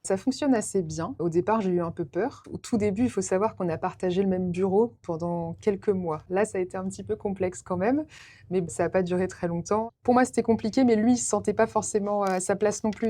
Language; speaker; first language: French; native; French